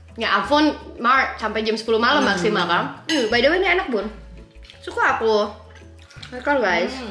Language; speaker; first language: Indonesian; native; Indonesian